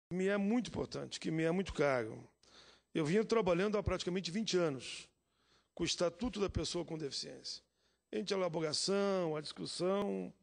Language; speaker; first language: Portuguese; native; Portuguese